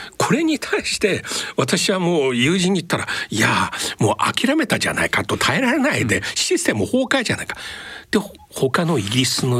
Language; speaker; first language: Japanese; non-native, fluent; Chinese